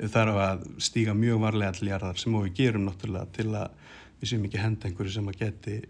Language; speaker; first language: Icelandic; native; Icelandic